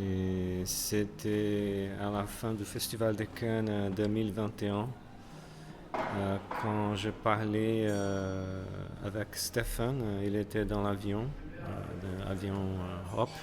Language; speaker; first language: French; non-native, fluent; Portuguese